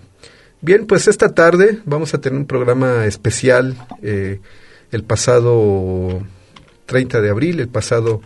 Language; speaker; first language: Spanish; native; Spanish